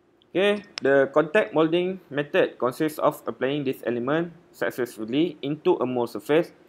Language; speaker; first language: English; non-native, local second language; Malay